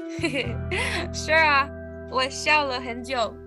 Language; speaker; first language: Chinese; non-native, learner; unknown